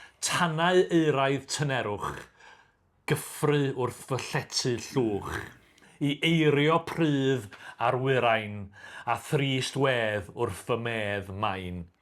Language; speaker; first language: Welsh; native; Welsh